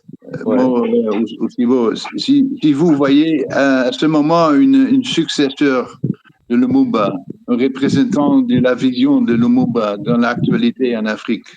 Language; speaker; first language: French; non-native, fluent; Dutch